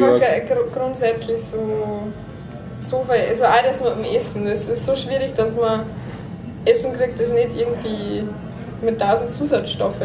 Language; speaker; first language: German; native; German